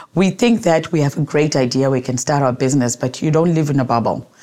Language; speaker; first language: English; non-native, local second language; Shona